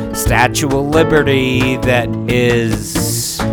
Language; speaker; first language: English; early bilingual, other home language; Spanish